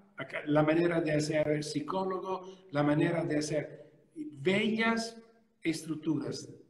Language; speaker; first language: Spanish; non-native, fluent; Italian